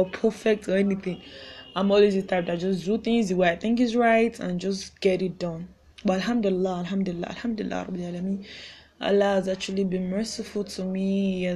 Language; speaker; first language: English; non-native, local second language; Yoruba